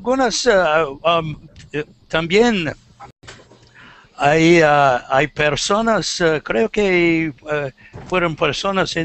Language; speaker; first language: Spanish; non-native, learner; English